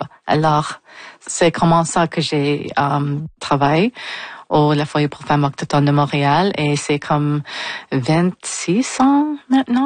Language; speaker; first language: French; non-native, local second language; English